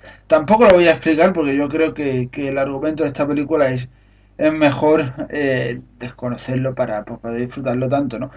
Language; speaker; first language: Spanish; native; Spanish